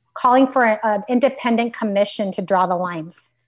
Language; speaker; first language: English; native; English